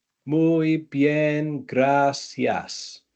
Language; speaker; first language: Spanish; non-native, learner; Welsh